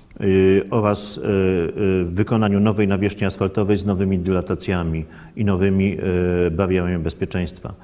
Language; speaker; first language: Polish; native; Polish